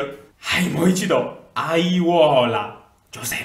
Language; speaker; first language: Japanese; non-native, fluent; Italian